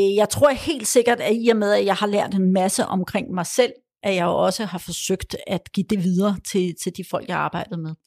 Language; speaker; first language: Danish; early bilingual, other home language; Polish